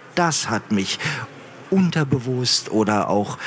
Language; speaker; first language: German; early bilingual, other home language; Arabic